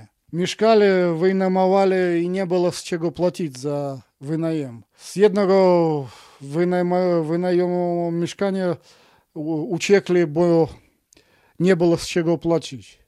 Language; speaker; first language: Polish; non-native, fluent; Russian